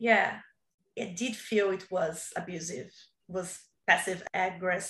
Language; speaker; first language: English; non-native, fluent; Portuguese